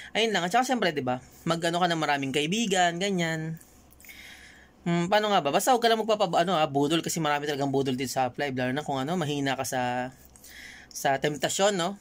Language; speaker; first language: Filipino; native; Filipino